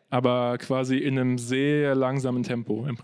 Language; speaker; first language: German; native; German